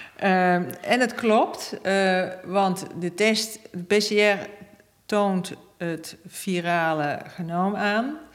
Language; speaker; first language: Dutch; native; Dutch